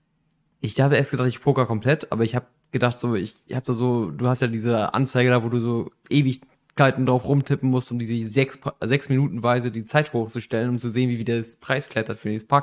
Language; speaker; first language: German; native; German